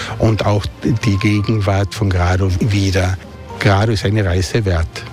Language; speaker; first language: German; native; German